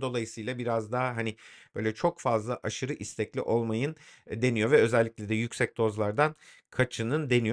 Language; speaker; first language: Turkish; native; Turkish